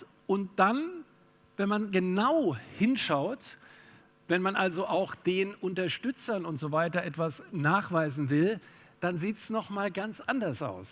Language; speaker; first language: German; native; German